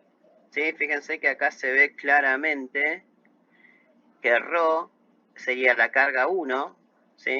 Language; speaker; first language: Spanish; native; Spanish